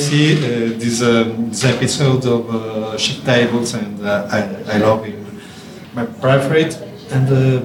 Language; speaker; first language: English; non-native, learner; Italian